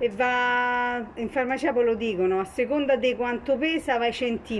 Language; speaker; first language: Italian; native; Italian